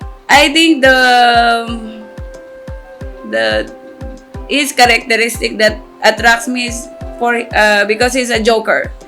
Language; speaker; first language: English; non-native, local second language; Filipino